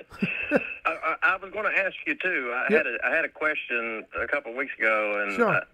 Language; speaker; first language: English; native; English